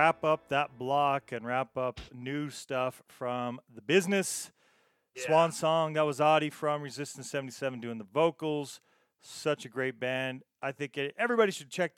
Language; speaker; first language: English; native; English